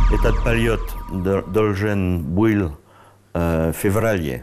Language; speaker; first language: Russian; non-native, learner; French